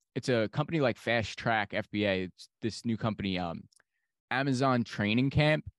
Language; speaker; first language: English; native; English